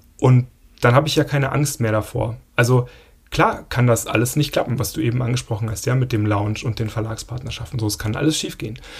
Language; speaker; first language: German; native; German